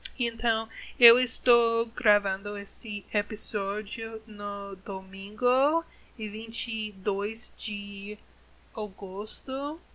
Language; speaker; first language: Portuguese; non-native, learner; English